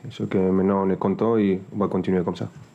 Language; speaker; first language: French; non-native, fluent; Spanish